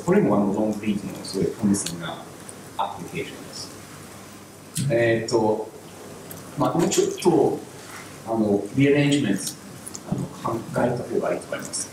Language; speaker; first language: Japanese; non-native, learner; English